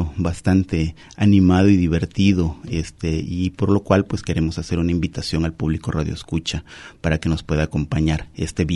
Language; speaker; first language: Spanish; native; Spanish